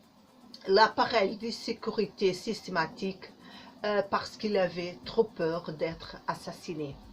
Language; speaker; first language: French; non-native, learner; Portuguese